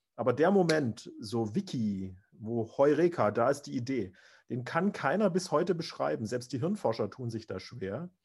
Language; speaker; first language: German; non-native, fluent; Finnish